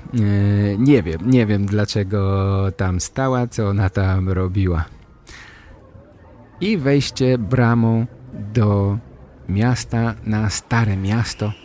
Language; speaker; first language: Polish; native; Polish